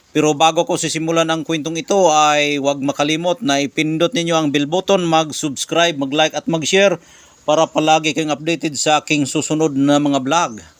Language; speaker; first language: Filipino; non-native, local second language; Cebuano